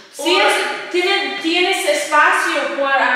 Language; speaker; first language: Spanish; non-native, learner; English